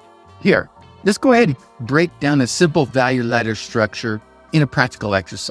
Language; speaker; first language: English; native; English